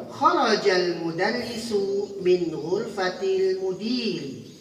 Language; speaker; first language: Arabic; non-native, fluent; Indonesian